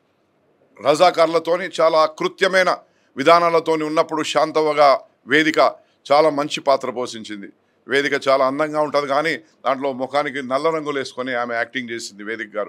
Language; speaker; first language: Telugu; native; Telugu